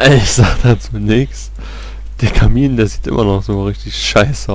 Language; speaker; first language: German; native; German